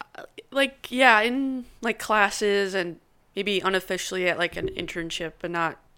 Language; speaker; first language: English; native; English